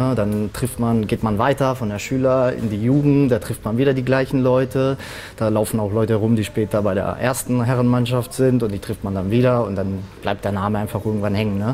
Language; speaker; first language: German; native; German